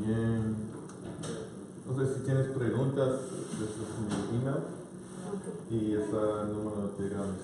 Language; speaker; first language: Spanish; non-native, fluent; English